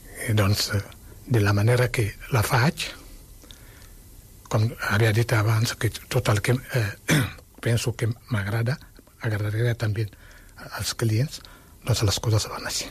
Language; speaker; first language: Catalan; non-native, fluent; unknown